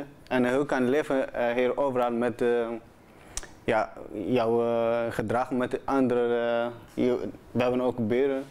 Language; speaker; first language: Dutch; non-native, learner; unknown